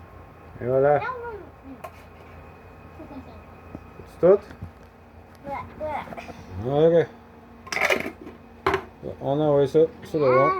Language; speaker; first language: French; native; French